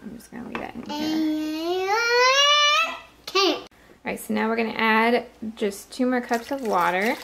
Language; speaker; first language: English; native; English